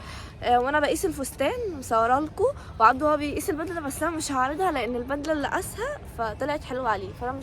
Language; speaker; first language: Arabic; native; Arabic